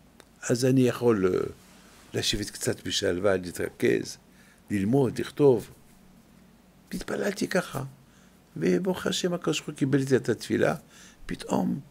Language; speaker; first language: Hebrew; non-native, fluent; French